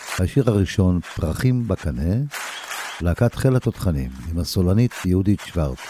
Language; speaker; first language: Hebrew; native; Hebrew